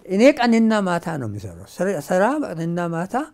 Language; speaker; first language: Amharic; non-native, local second language; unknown